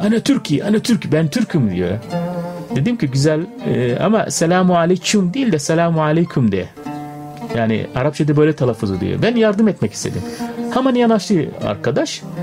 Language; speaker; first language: Turkish; non-native, fluent; Arabic